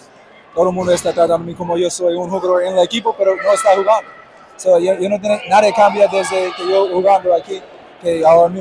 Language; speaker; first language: Spanish; non-native, fluent; English